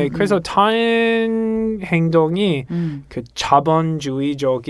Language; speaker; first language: Korean; non-native, learner; English